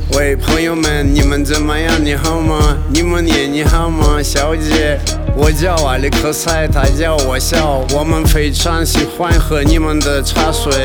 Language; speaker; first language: Chinese; non-native, learner; Russian